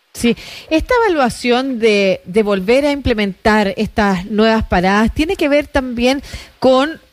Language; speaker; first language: Spanish; native; Spanish